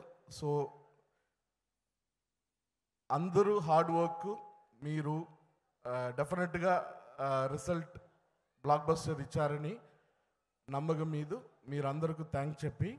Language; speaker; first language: Telugu; non-native, learner; Tamil